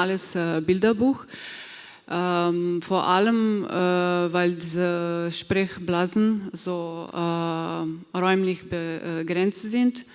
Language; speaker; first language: German; non-native, fluent; Slovenian